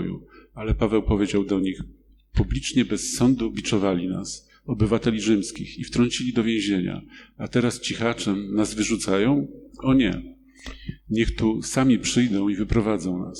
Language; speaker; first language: Polish; native; Polish